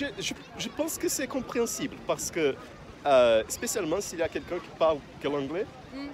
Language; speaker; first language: French; non-native, fluent; Portuguese